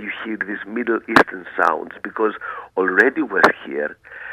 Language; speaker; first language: English; non-native, fluent; Greek